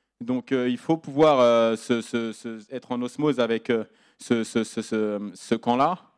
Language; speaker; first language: French; native; French